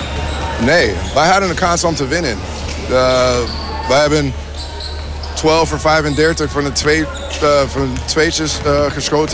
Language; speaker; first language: Dutch; non-native, learner; English